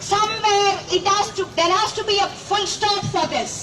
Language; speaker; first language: English; non-native, local second language; Tamil